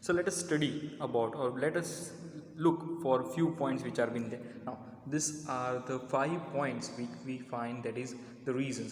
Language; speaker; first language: English; non-native, local second language; Hindi